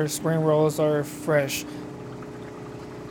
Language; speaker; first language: English; non-native, local second language; Filipino